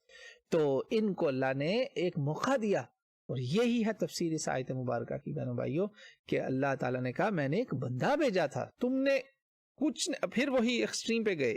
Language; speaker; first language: Urdu; native; Urdu